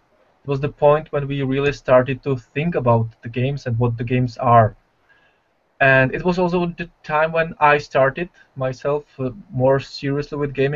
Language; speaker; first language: English; non-native, fluent; Czech